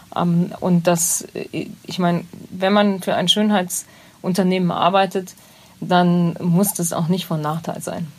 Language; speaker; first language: German; native; German